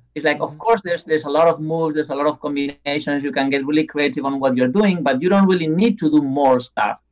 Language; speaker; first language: English; non-native, fluent; Japanese